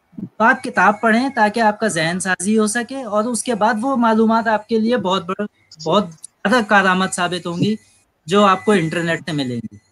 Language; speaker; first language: Urdu; native; Urdu